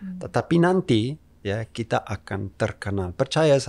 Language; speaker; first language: Indonesian; non-native, fluent; English